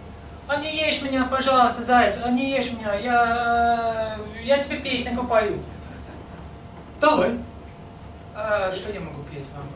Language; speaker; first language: Russian; non-native, fluent; English